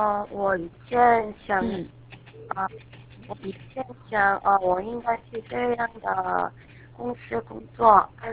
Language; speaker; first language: Chinese; non-native, learner; Korean